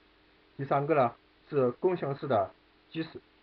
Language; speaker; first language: Chinese; native; Chinese